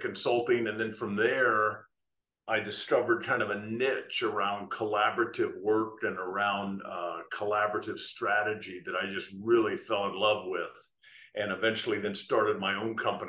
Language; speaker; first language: English; native; English